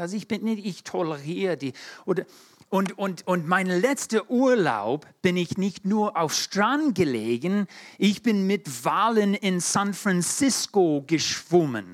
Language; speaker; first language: German; non-native, fluent; English